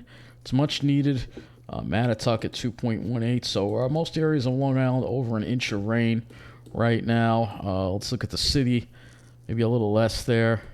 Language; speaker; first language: English; native; English